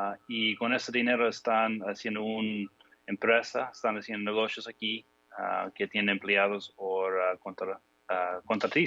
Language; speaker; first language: Spanish; non-native, fluent; English